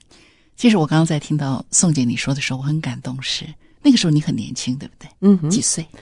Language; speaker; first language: Chinese; native; Chinese